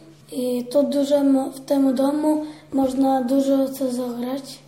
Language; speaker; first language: Polish; non-native, learner; Ukrainian